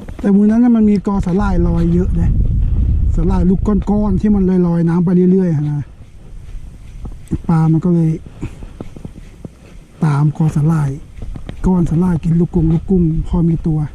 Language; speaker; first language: Thai; non-native, local second language; Northeastern Thai